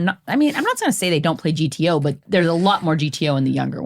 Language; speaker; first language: English; native; English